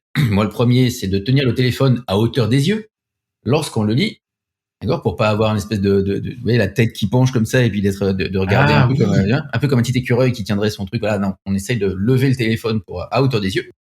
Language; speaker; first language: French; native; French